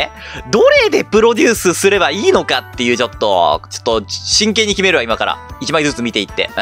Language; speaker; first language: Japanese; native; Japanese